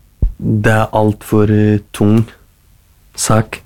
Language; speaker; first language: Norwegian; non-native, fluent; Kurdish